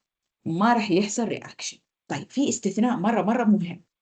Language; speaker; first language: Arabic; native; Arabic